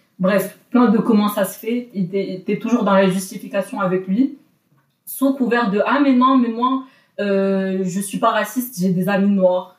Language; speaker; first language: French; non-native, local second language; Arabic